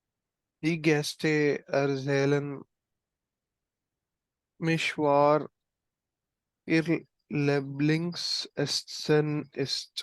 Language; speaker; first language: German; non-native, learner; Malayalam